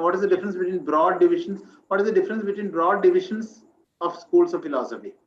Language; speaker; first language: English; non-native, local second language; Malayalam